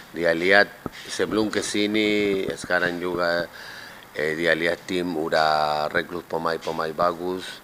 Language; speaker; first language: Indonesian; non-native, fluent; Spanish